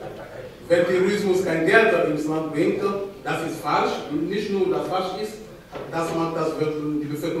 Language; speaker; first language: German; non-native, fluent; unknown